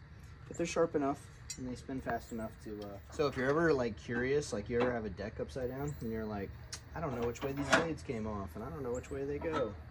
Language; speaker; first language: English; native; English